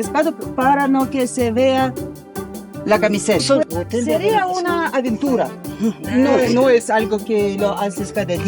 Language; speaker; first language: Spanish; non-native, learner; Russian